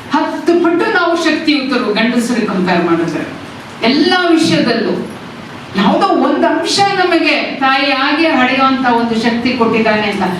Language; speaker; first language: Kannada; non-native, local second language; Tamil